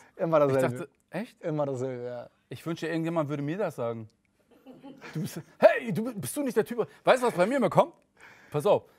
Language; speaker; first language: German; early bilingual, other home language; Turkish